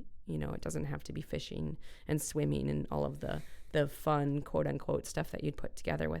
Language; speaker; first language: English; native; English